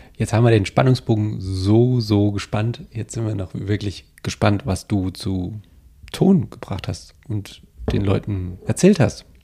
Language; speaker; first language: German; native; German